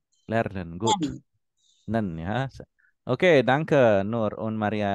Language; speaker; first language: German; non-native, fluent; Indonesian